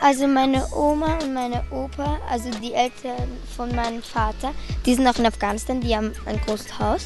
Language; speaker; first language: German; early bilingual, other home language; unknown